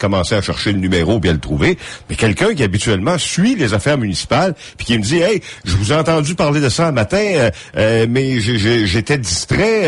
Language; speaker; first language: French; native; French